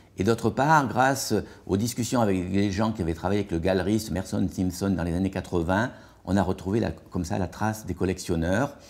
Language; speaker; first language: French; native; French